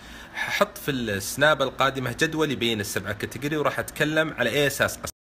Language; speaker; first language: Arabic; native; Arabic